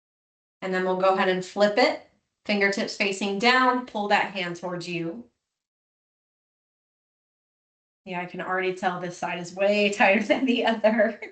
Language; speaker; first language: English; native; English